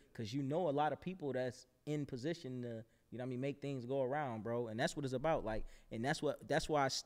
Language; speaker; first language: English; native; English